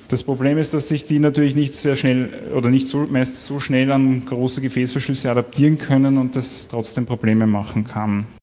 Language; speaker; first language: German; native; German